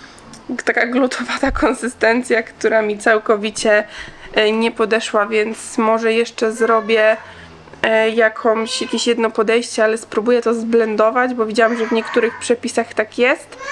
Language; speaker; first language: Polish; native; Polish